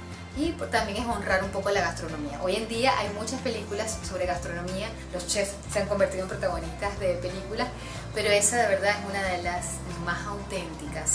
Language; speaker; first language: Spanish; native; Spanish